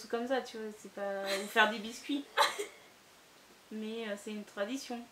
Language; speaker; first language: French; native; French